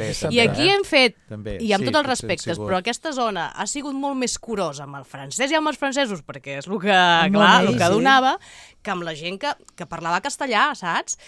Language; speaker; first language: Catalan; non-native, local second language; Spanish